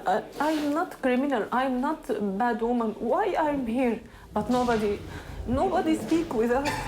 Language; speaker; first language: English; non-native, learner; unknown